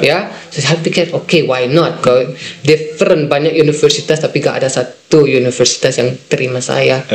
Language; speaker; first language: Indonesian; non-native, fluent; Dutch